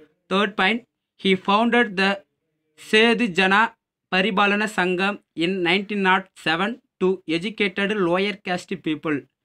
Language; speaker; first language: English; non-native, local second language; Tamil